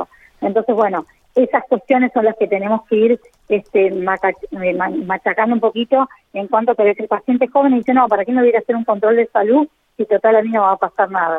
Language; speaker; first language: Spanish; native; Spanish